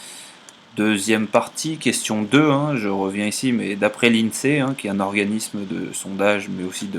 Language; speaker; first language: French; native; French